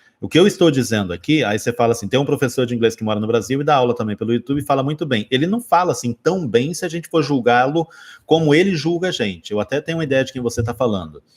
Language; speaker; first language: Portuguese; native; Portuguese